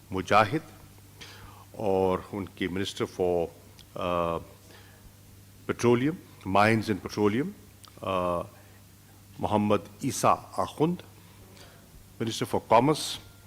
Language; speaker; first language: Urdu; non-native, local second language; Saraiki